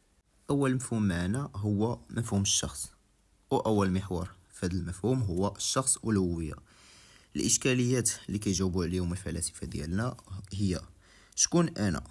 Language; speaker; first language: Arabic; native; Arabic